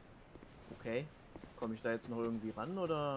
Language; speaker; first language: German; native; German